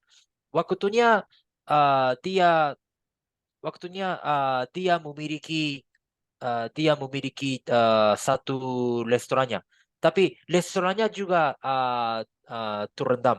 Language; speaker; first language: Indonesian; non-native, learner; Japanese